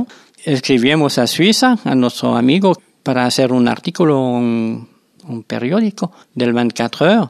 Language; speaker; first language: Spanish; non-native, fluent; French